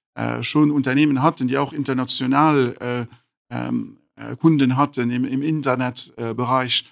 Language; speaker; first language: German; non-native, local second language; Luxembourgish